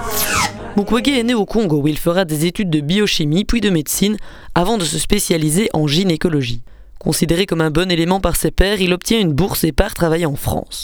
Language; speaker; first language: French; native; French